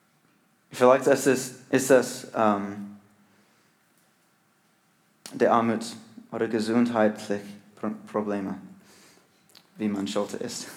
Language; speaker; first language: German; non-native, learner; English